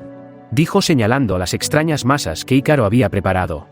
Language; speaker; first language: Spanish; native; Spanish